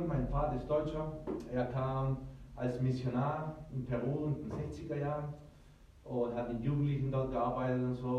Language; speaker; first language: German; early bilingual, heritage; Spanish